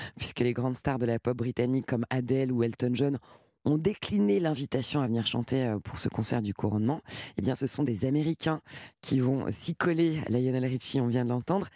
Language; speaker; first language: French; native; French